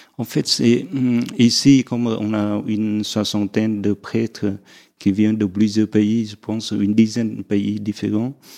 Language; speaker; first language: French; non-native, fluent; Vietnamese